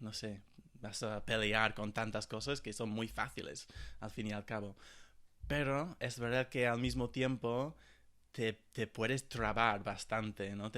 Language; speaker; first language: Spanish; non-native, fluent; English